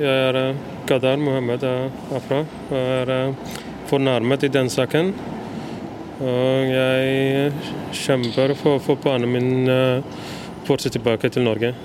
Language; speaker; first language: Norwegian; early bilingual, other home language; Somali